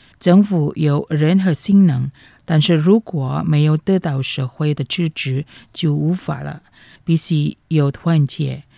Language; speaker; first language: Chinese; non-native, fluent; Indonesian